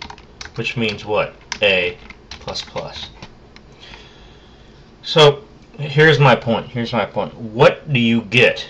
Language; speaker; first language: English; native; English